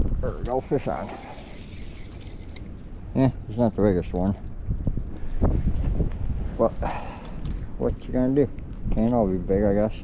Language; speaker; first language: English; native; English